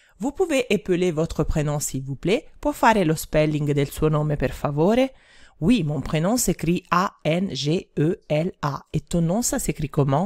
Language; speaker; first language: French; non-native, fluent; Italian